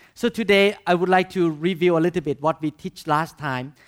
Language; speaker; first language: English; non-native, fluent; Thai